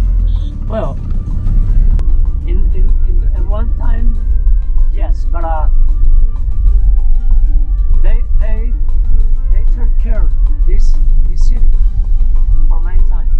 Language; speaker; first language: English; non-native, learner; Spanish